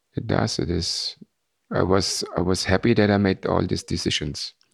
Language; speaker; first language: English; non-native, fluent; German